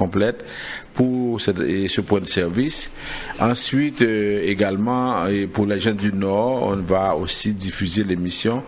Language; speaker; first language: French; native; French